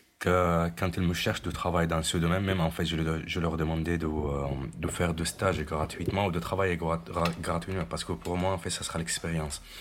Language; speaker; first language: French; non-native, fluent; Arabic